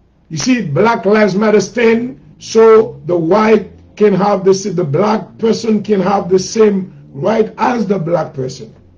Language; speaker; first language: English; non-native, fluent; Haitian Creole